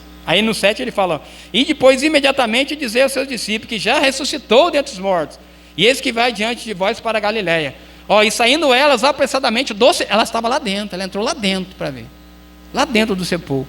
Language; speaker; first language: Portuguese; native; Portuguese